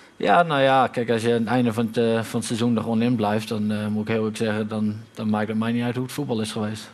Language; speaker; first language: Dutch; native; Dutch